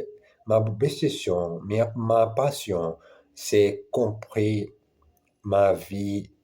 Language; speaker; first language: French; non-native, learner; Portuguese